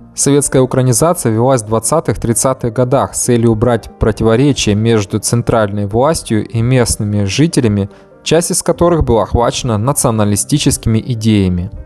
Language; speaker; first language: Russian; native; Russian